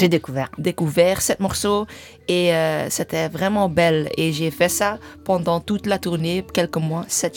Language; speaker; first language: French; non-native, learner; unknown